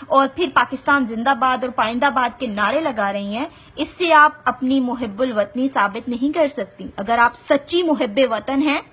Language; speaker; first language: Urdu; non-native, local second language; Punjabi